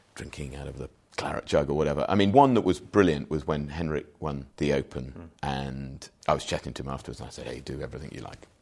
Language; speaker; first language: English; native; English